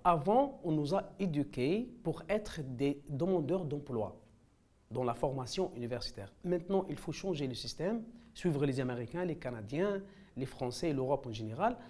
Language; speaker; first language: French; non-native, local second language; Arabic